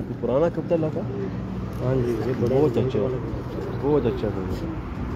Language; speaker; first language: Hindi; non-native, local second language; Punjabi